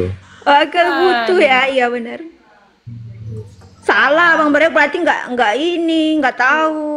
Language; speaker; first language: Indonesian; native; Indonesian